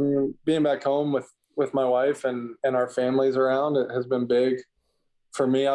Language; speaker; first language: English; native; English